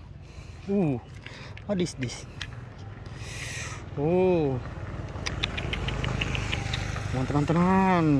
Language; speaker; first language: English; non-native, learner; Indonesian